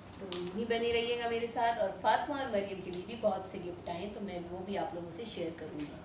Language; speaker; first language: Urdu; native; Urdu